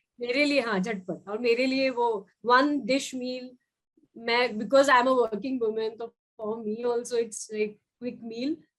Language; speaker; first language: Hindi; non-native, local second language; Marathi